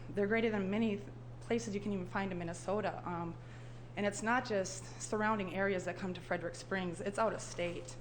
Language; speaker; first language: English; native; English